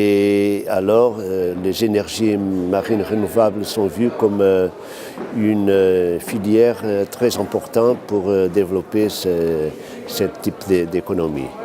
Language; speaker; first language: French; non-native, fluent; Portuguese